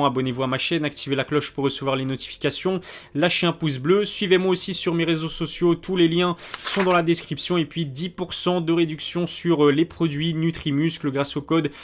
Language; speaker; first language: French; native; French